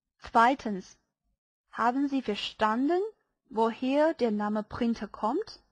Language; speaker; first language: German; non-native, fluent; Chinese